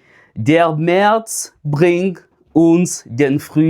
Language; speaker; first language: German; non-native, fluent; French